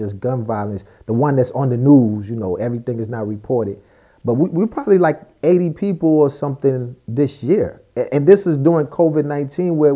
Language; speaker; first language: English; native; English